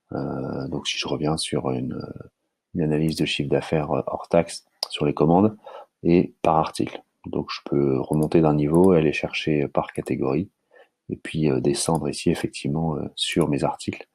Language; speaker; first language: French; native; French